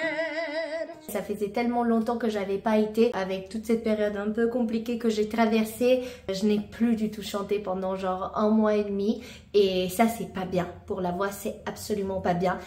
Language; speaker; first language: French; native; French